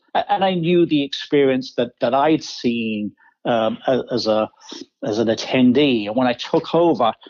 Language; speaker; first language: English; native; English